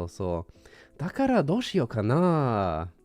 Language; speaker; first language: Japanese; non-native, learner; English